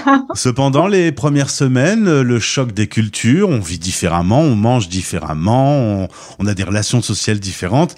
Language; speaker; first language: French; native; French